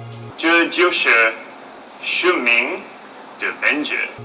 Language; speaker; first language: Chinese; non-native, learner; English